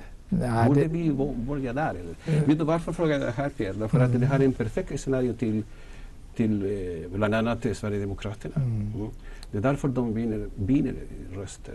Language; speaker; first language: Swedish; non-native, fluent; Spanish